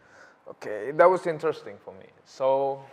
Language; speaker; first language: English; non-native, learner; Indonesian